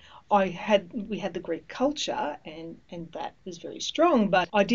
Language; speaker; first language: English; early bilingual, other home language; Greek